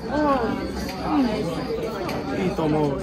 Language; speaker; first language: Japanese; non-native, fluent; Spanish